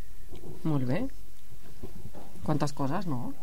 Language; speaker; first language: Catalan; native; Catalan